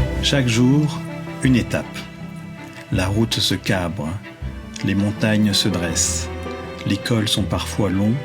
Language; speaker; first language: French; native; French